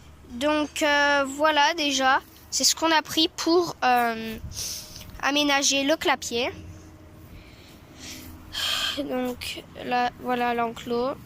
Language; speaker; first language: French; native; French